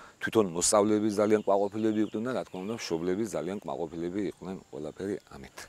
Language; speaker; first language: Georgian; native; Georgian